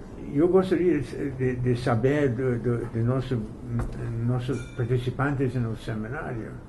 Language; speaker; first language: Portuguese; non-native, fluent; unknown